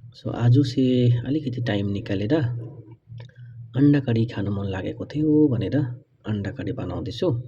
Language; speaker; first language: Nepali; non-native, learner; Bangla